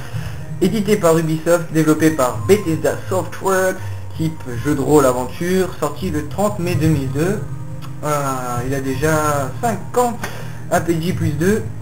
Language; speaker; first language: French; native; French